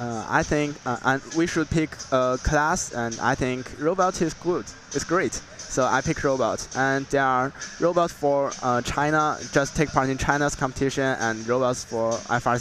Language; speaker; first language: English; non-native, learner; Chinese